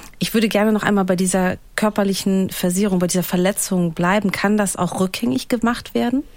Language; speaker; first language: German; native; German